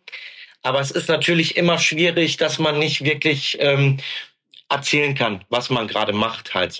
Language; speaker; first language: German; native; German